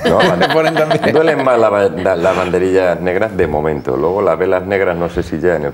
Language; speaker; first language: Spanish; native; Spanish